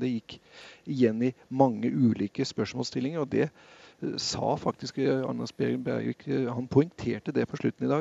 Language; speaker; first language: Norwegian; native; Norwegian